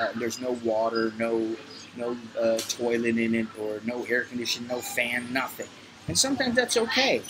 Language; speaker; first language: English; native; English